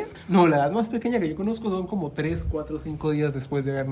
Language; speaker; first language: Spanish; native; Spanish